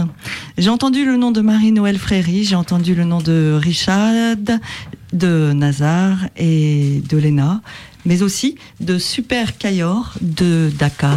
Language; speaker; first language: French; native; French